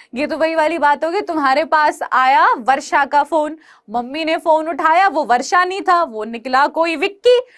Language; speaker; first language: Hindi; native; Hindi